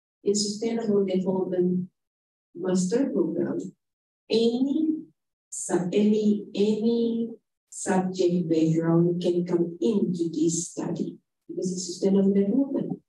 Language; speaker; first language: English; non-native, fluent; Indonesian